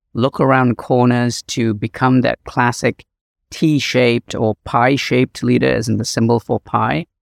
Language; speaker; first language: English; native; English